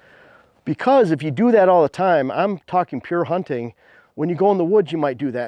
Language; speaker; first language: English; native; English